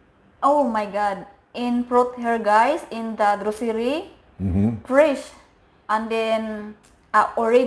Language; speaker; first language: English; non-native, learner; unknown